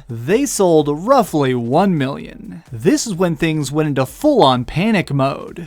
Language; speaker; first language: English; native; English